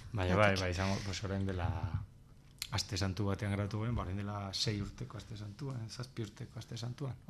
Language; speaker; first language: Basque; non-native, local second language; Spanish